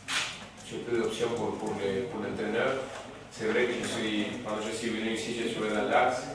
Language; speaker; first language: French; non-native, learner; Spanish